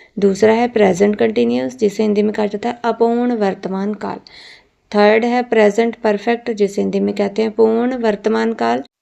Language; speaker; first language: Hindi; non-native, local second language; Punjabi